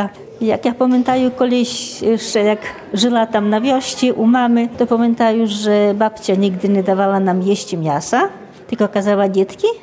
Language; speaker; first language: Ukrainian; native; Ukrainian